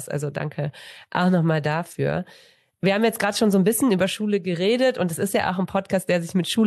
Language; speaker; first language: German; native; German